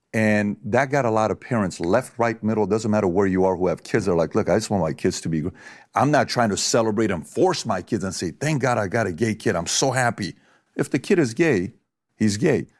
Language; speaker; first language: English; early bilingual, other home language; Persian